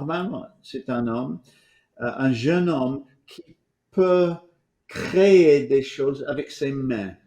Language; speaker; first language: French; non-native, fluent; English